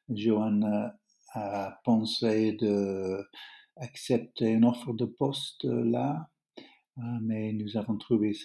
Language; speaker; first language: French; non-native, learner; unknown